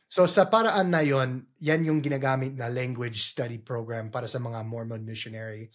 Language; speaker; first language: Filipino; non-native, fluent; English